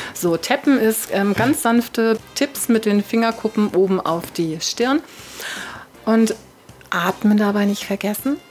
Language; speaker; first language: German; native; German